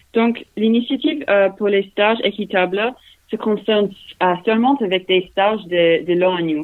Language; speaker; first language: French; non-native, learner; English